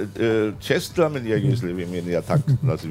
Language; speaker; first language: Russian; non-native, fluent; German